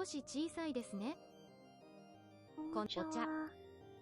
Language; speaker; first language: Japanese; non-native, learner; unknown